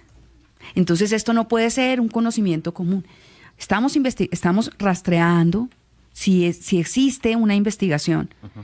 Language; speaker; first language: Spanish; native; Spanish